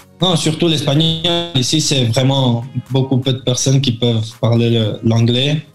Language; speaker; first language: French; early bilingual, heritage; French